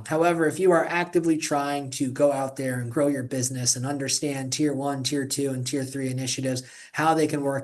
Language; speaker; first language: English; native; English